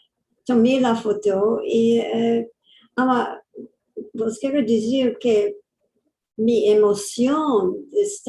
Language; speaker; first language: Spanish; early bilingual, heritage; English